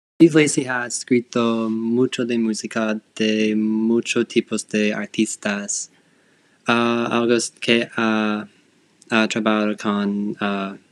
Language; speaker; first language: Spanish; non-native, learner; English